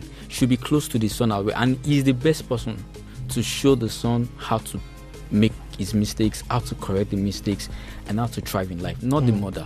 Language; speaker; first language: English; non-native, local second language; Yoruba